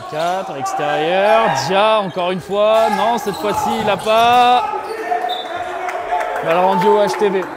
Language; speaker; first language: French; native; French